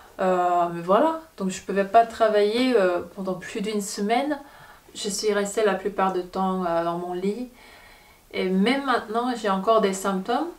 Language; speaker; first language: French; non-native, fluent; Korean